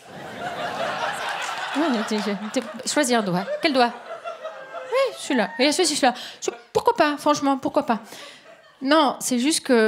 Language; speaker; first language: French; native; French